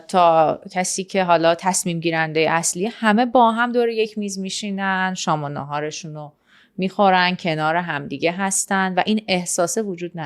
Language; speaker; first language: Persian; native; Persian